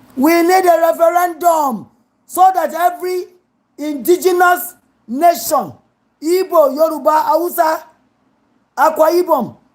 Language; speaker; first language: English; non-native, local second language; Yoruba